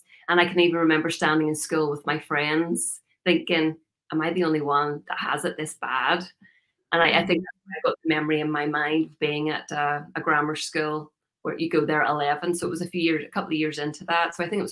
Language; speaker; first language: English; native; English